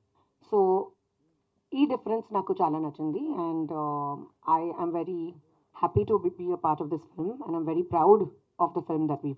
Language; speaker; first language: Telugu; non-native, fluent; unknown